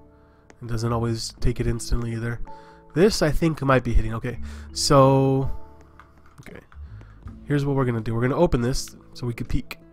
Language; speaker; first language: English; native; English